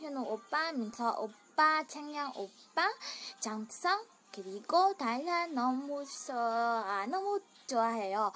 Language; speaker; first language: Korean; non-native, learner; Burmese